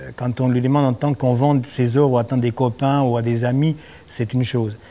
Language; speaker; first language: French; non-native, fluent; Spanish